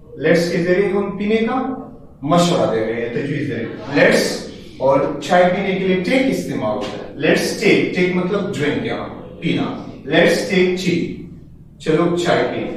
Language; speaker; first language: Urdu; non-native, local second language; Pashto